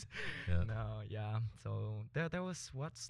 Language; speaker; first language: English; early bilingual, other home language; Spanish